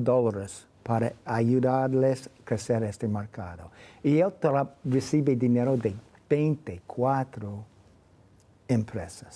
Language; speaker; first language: Spanish; non-native, fluent; English